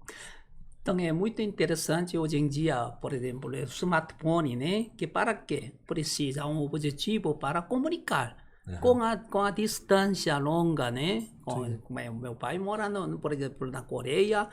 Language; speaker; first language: Portuguese; non-native, learner; Korean